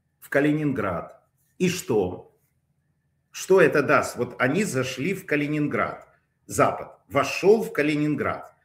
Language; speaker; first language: Russian; native; Russian